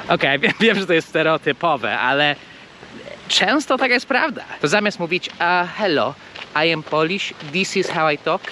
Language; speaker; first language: Polish; early bilingual, heritage; Polish